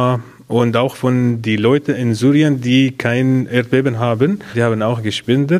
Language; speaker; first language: German; non-native, learner; Arabic